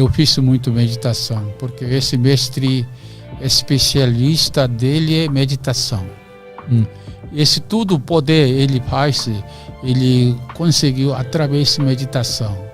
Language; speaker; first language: Portuguese; non-native, learner; Korean